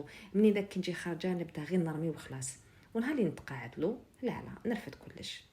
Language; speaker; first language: Arabic; native; Arabic